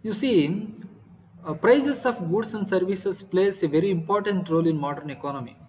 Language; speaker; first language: English; non-native, local second language; Kannada